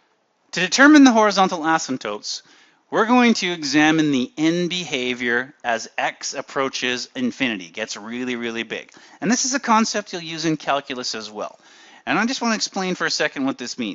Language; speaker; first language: English; native; English